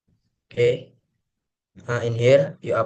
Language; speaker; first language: English; non-native, learner; Indonesian